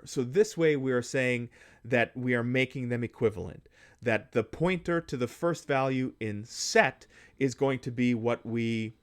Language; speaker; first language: English; native; English